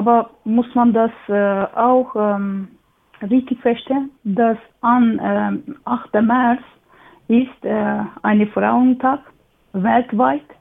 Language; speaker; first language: German; non-native, learner; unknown